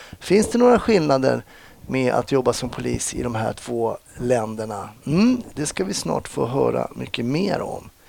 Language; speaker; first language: Swedish; native; Swedish